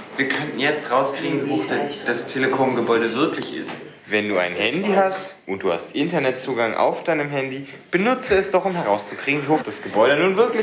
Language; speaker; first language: German; native; German